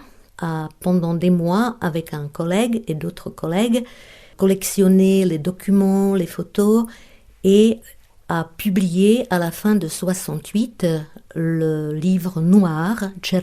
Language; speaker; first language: French; non-native, fluent; Czech